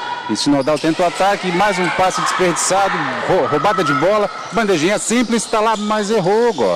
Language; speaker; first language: Portuguese; native; Portuguese